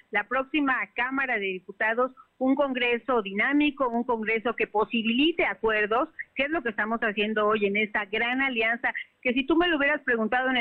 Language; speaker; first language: Spanish; native; Spanish